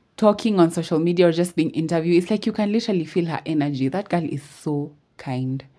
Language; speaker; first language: English; non-native, local second language; Swahili